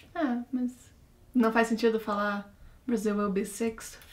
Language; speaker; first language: Portuguese; native; Portuguese